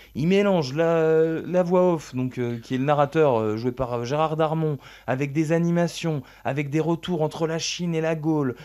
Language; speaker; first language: French; native; French